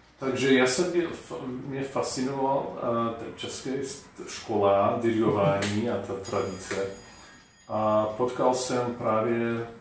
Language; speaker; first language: Czech; non-native, fluent; English